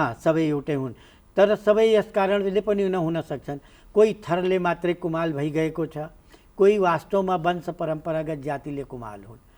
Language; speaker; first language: Nepali; non-native, local second language; Awadhi